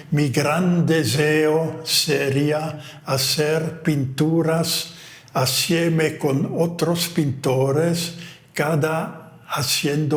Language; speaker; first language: Spanish; non-native, fluent; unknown